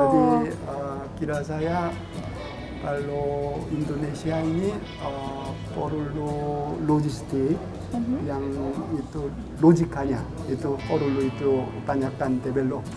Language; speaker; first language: Indonesian; non-native, learner; Korean